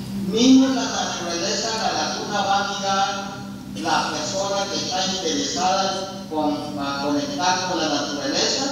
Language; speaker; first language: Spanish; non-native, local second language; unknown